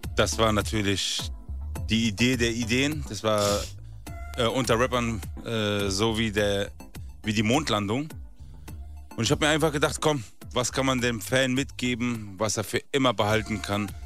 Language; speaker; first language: German; native; German